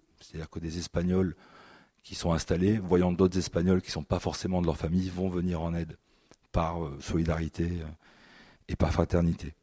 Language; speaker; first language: French; native; French